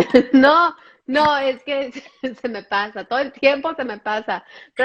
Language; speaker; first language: Spanish; early bilingual, heritage; Spanish